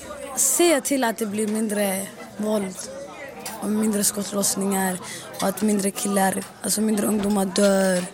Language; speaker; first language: Swedish; early bilingual, other home language; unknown